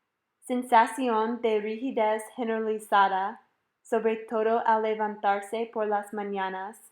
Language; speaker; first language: Spanish; non-native, fluent; English